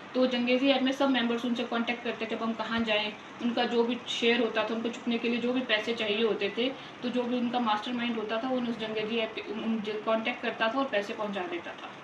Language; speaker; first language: Hindi; non-native, local second language; Gujarati